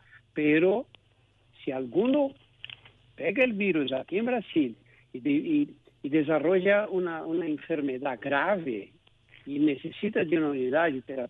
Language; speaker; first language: Spanish; non-native, local second language; Portuguese